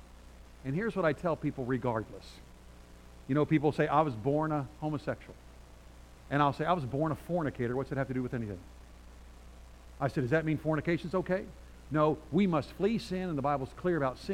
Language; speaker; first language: English; native; English